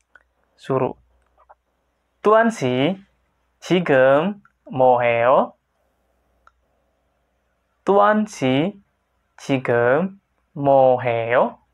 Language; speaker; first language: Korean; non-native, fluent; Indonesian